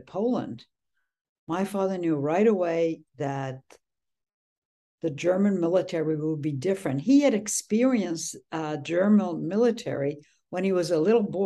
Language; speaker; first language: English; early bilingual, other home language; Polish